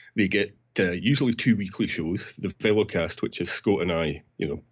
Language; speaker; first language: English; native; English